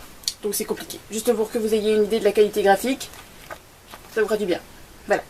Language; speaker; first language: French; native; French